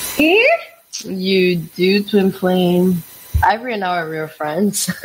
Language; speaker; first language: English; non-native, fluent; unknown